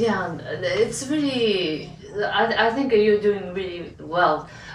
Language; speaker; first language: English; non-native, fluent; Japanese